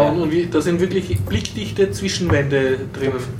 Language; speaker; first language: German; native; German